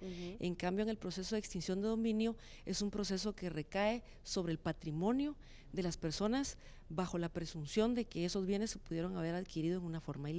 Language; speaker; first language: Spanish; native; Spanish